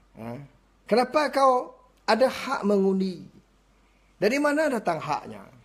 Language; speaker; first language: Malay; non-native, local second language; Iban